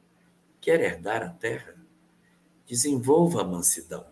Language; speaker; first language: Portuguese; native; Portuguese